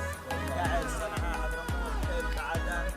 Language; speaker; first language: Arabic; native; Arabic